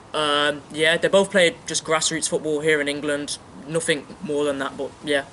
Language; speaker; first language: English; native; English